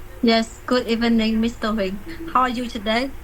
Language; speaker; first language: English; non-native, learner; Vietnamese